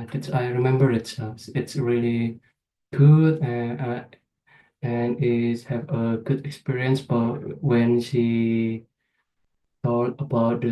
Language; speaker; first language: English; non-native, fluent; Indonesian